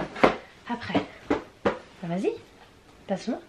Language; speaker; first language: French; native; French